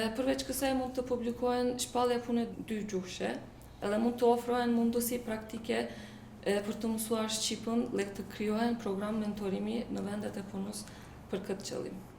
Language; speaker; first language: Albanian; non-native, local second language; Turkish